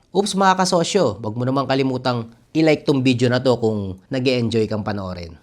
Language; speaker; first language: Filipino; native; Filipino